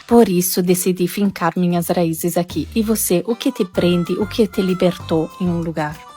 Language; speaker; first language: Portuguese; non-native, fluent; Italian